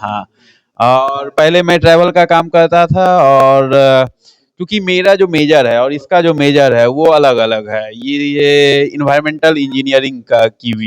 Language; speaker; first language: Hindi; native; Hindi